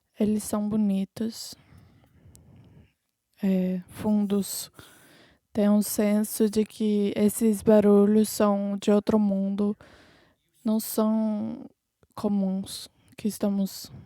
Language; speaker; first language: Portuguese; non-native, fluent; English